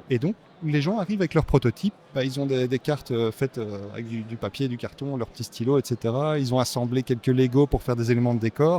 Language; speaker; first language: French; native; French